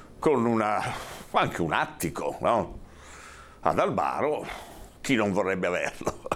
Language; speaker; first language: Italian; native; Italian